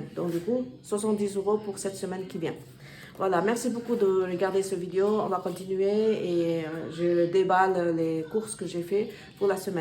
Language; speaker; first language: French; non-native, learner; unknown